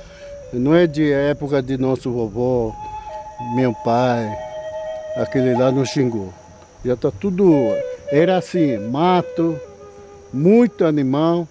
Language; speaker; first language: Portuguese; non-native, local second language; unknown